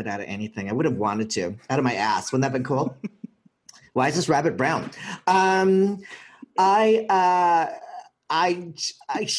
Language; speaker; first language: English; native; English